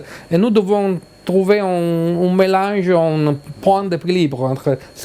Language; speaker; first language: French; non-native, learner; Italian